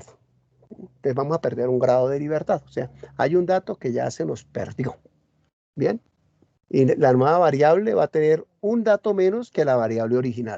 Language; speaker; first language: Spanish; native; Spanish